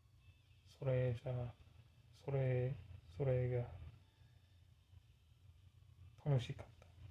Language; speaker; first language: Japanese; non-native, learner; English